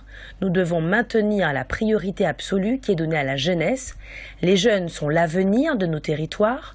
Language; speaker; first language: French; native; French